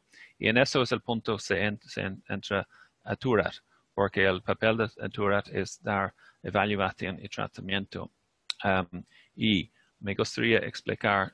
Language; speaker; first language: Spanish; non-native, fluent; English